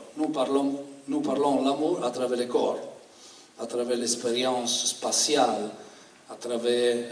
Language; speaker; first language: French; non-native, learner; Italian